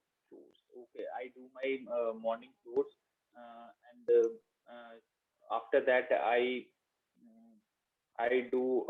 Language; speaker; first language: English; non-native, learner; Hindi